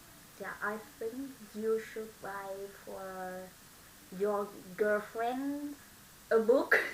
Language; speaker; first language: English; non-native, learner; Vietnamese